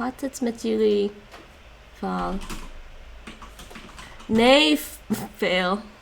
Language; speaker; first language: Dutch; non-native, learner; English